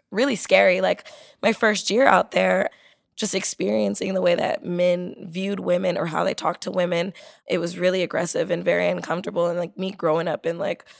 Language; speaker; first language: English; native; English